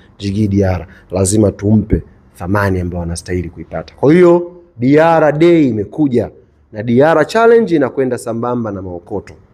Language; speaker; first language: Swahili; native; Swahili